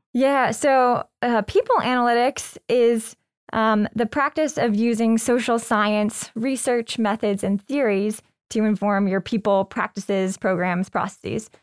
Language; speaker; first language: English; native; English